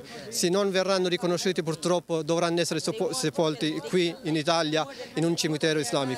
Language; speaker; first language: Italian; non-native, fluent; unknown